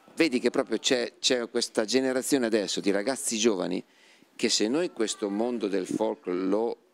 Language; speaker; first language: Italian; native; Italian